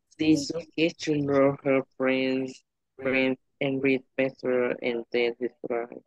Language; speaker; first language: English; non-native, learner; Vietnamese